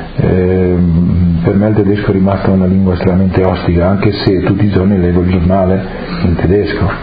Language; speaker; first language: Italian; non-native, local second language; Friulian